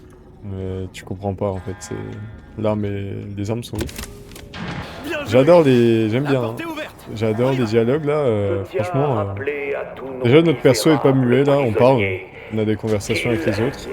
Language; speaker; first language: French; native; French